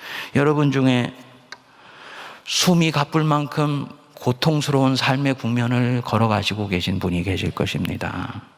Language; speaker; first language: Korean; native; Korean